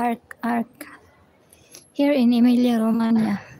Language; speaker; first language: English; non-native, local second language; Filipino